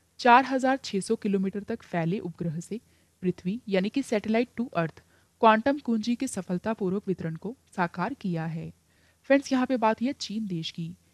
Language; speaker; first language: Hindi; native; Hindi